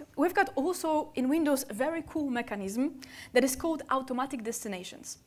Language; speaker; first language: English; non-native, fluent; Polish